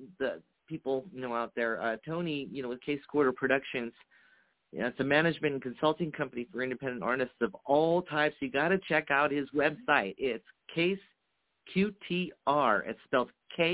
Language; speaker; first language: English; early bilingual, other home language; Japanese